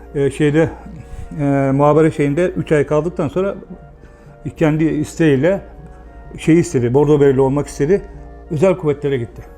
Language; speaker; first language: Turkish; native; Turkish